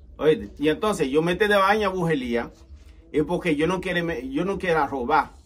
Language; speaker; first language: Spanish; non-native, learner; Haitian Creole